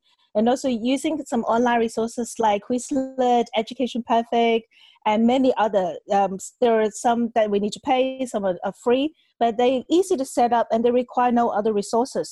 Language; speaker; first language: English; non-native, local second language; Cantonese